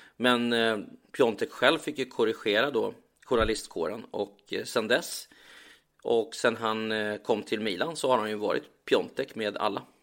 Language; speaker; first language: Swedish; native; Swedish